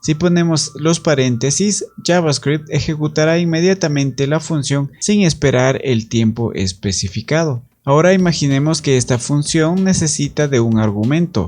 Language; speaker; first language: Spanish; native; Spanish